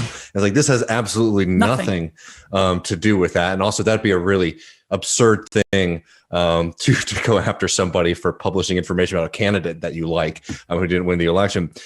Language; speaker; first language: English; native; English